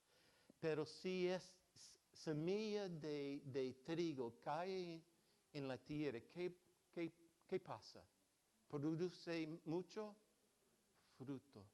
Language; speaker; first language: Spanish; non-native, fluent; English